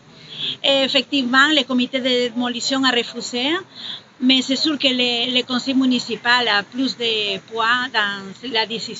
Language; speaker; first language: French; non-native, fluent; Spanish